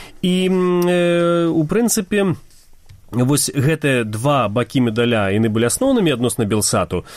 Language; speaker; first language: Belarusian; native; Belarusian